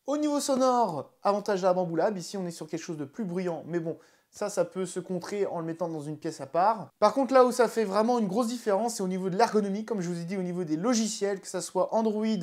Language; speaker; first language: French; native; French